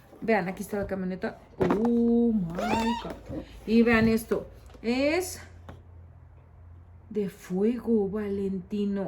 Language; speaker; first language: Spanish; native; Spanish